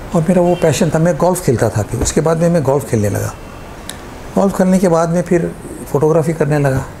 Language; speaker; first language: Hindi; non-native, local second language; Gujarati